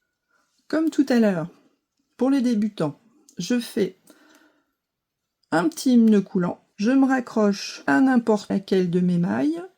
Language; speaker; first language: French; native; French